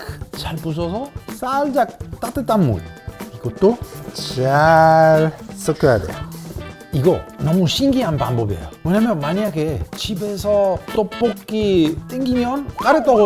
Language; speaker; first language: Korean; non-native, fluent; Italian